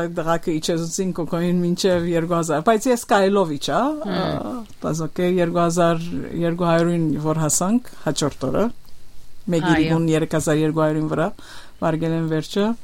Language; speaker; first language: Armenian; early bilingual, heritage; Armenian